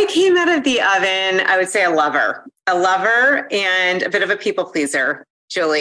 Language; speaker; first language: English; native; English